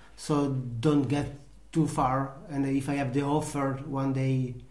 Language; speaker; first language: English; non-native, learner; Italian